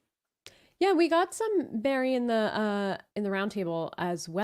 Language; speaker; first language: English; native; English